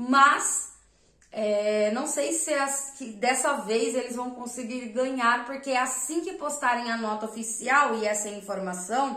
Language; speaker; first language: Portuguese; native; Portuguese